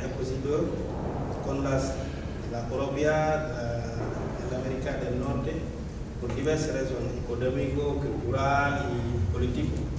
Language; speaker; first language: Spanish; non-native, learner; Wolof